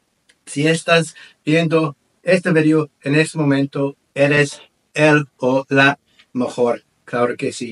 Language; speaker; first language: Spanish; non-native, learner; English